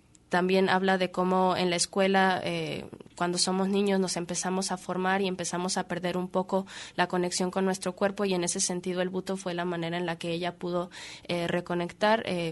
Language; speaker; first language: Spanish; native; Spanish